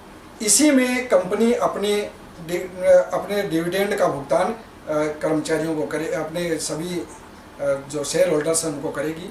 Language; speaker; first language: Hindi; native; Hindi